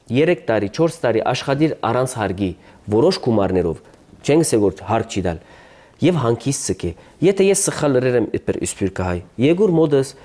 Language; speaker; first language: Armenian; early bilingual, heritage; Armenian